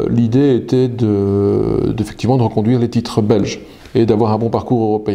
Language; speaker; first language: French; native; French